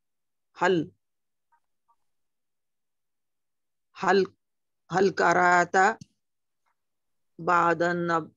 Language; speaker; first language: Arabic; non-native, learner; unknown